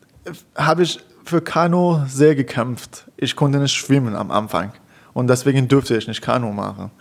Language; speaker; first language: German; non-native, fluent; Persian